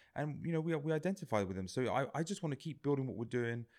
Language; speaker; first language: English; native; English